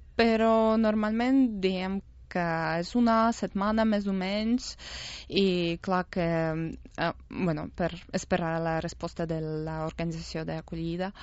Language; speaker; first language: Catalan; non-native, fluent; Russian